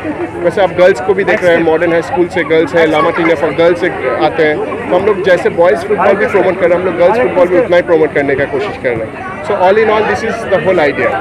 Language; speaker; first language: Hindi; non-native, local second language; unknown